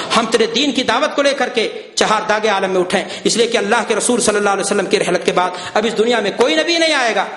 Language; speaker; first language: Urdu; native; Urdu